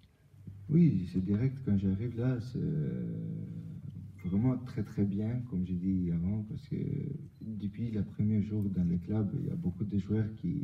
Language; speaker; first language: French; non-native, learner; Albanian